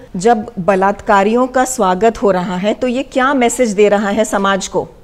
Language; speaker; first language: Hindi; native; Hindi